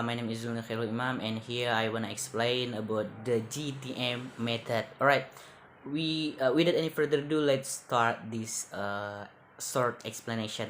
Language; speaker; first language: English; non-native, learner; Indonesian